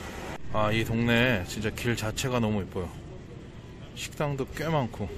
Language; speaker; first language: Korean; native; Korean